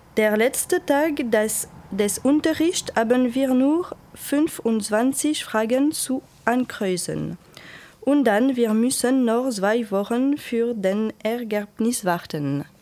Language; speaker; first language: German; non-native, learner; French